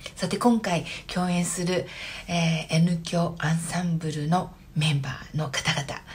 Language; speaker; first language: Japanese; native; Japanese